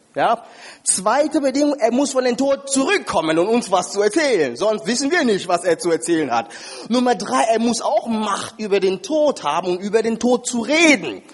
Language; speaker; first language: German; non-native, fluent; French